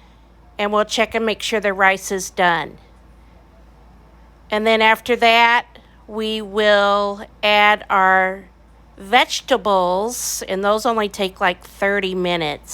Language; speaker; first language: English; native; English